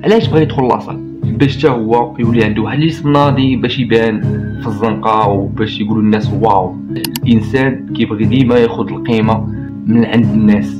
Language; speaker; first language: Arabic; native; Arabic